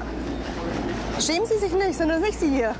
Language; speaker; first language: German; native; German